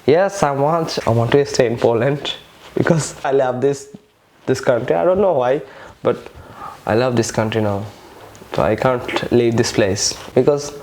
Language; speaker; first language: English; non-native, local second language; Bangla